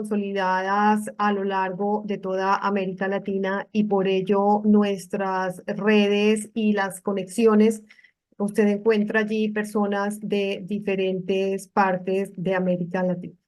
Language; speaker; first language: Spanish; native; Spanish